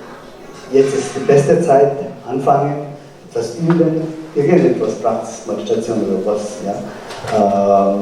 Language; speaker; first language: German; non-native, fluent; Tibetan